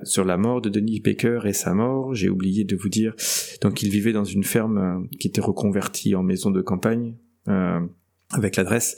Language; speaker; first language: French; native; French